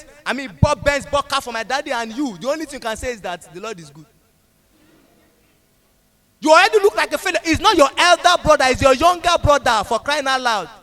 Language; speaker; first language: English; non-native, local second language; Yoruba